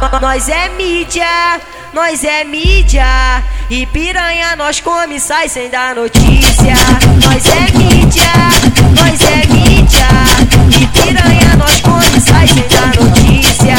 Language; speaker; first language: Portuguese; native; Portuguese